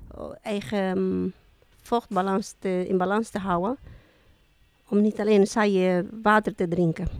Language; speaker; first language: Dutch; non-native, fluent; Spanish